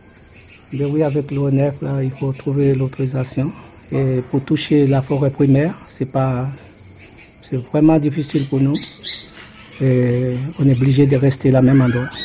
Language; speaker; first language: French; non-native, local second language; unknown